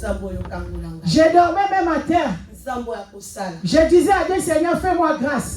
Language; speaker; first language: French; non-native, local second language; Lingala